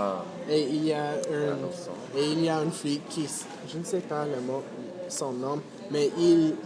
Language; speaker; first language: French; non-native, fluent; English